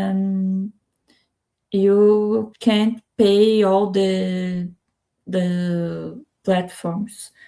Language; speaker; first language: English; non-native, learner; Spanish